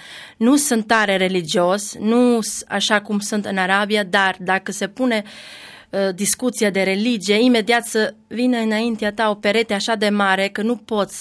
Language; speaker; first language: Romanian; non-native, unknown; Albanian